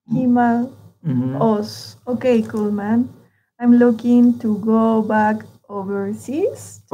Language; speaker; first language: English; non-native, learner; Spanish